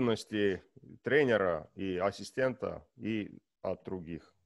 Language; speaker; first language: Russian; non-native, learner; Estonian